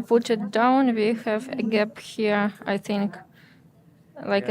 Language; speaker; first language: English; non-native, learner; Ukrainian